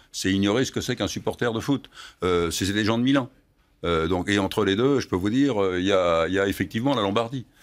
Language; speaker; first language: French; native; French